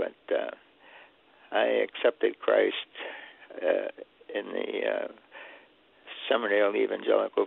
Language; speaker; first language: English; early bilingual, other home language; Swedish